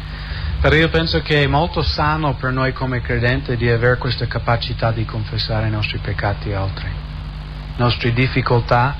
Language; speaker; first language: Italian; non-native, fluent; English